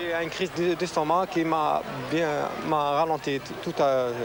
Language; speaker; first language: French; non-native, local second language; Arabic